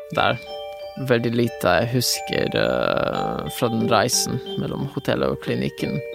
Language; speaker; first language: Norwegian; non-native, fluent; Polish